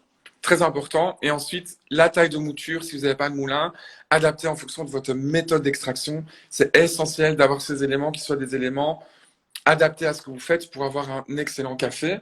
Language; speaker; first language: French; native; French